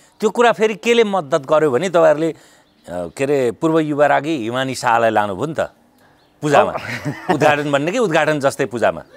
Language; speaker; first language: Nepali; native; Nepali